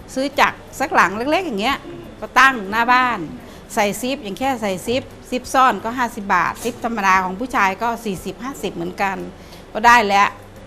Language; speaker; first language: Thai; native; Thai